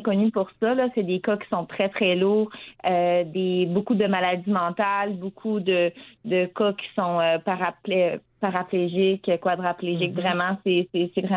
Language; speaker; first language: French; native; French